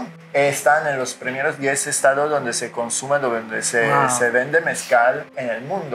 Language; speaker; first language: Spanish; non-native, fluent; Italian